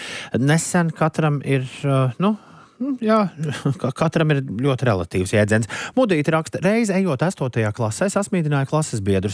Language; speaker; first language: Latvian; native; Latvian